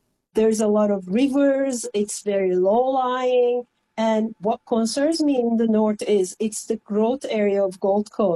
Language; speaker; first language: English; non-native, fluent; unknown